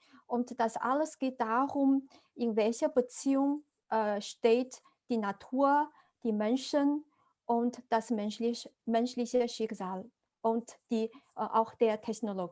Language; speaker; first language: German; non-native, fluent; Chinese